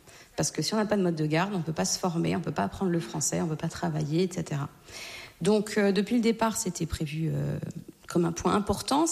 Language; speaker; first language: French; native; French